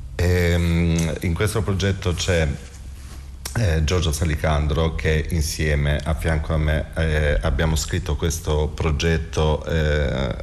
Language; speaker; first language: Italian; non-native, fluent; Albanian